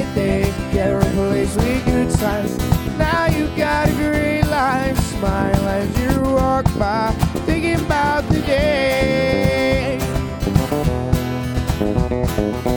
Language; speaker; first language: English; native; English